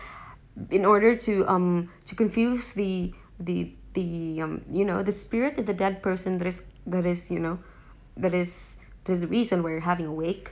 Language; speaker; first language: English; non-native, local second language; Cebuano